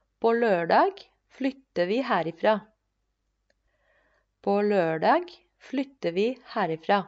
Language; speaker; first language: Norwegian; non-native, fluent; Spanish